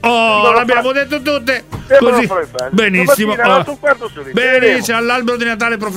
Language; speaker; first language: Italian; native; Italian